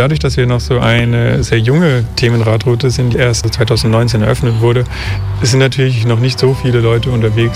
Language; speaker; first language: German; native; German